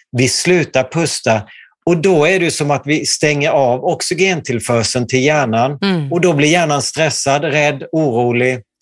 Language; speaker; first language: Swedish; native; Swedish